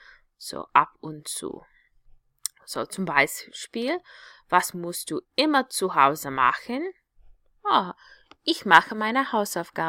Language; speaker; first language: German; non-native, fluent; English